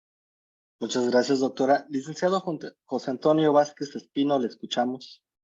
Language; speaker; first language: Spanish; native; Spanish